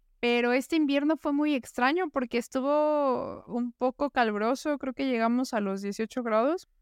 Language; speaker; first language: Spanish; native; Spanish